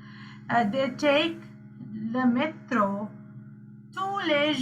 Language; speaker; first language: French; non-native, learner; Sinhala